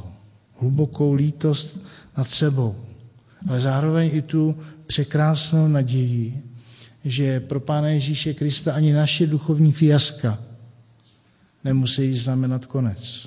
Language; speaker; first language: Czech; native; Czech